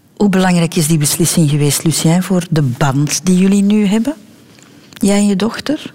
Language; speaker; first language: Dutch; native; Dutch